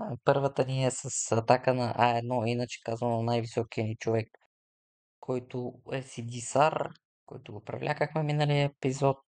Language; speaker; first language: Bulgarian; native; Bulgarian